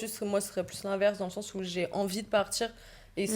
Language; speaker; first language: French; native; French